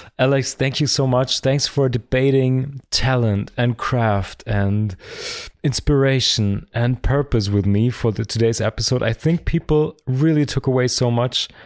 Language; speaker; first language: English; non-native, fluent; German